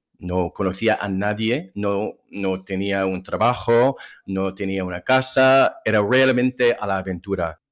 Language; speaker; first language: Spanish; non-native, fluent; English